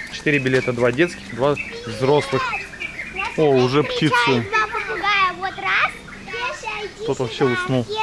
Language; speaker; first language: Russian; native; Russian